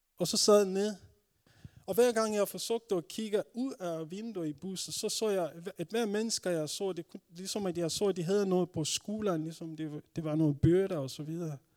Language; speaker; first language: Danish; non-native, fluent; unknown